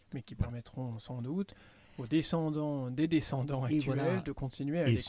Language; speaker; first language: French; native; French